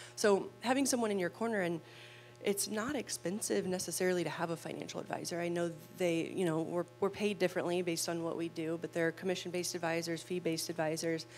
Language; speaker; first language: English; native; English